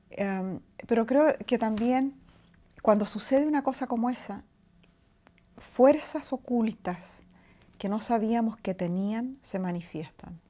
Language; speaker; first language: Spanish; native; Spanish